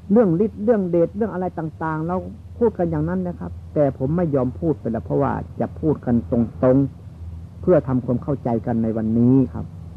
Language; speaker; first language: Thai; non-native, local second language; Northeastern Thai